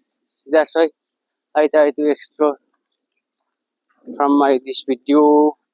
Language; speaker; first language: English; non-native, learner; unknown